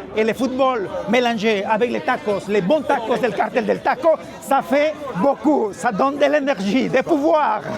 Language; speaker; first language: French; non-native, fluent; Spanish